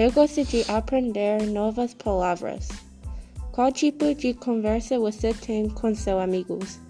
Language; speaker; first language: Portuguese; non-native, learner; English